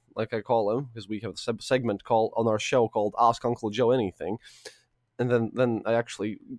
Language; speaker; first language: English; non-native, fluent; Russian